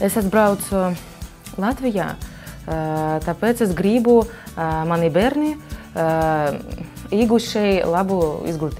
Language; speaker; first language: Latvian; non-native, learner; Russian